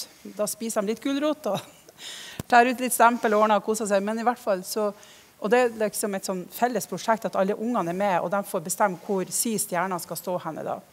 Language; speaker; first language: Norwegian; native; Norwegian